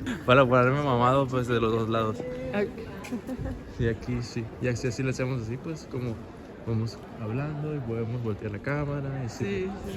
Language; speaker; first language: Spanish; native; Spanish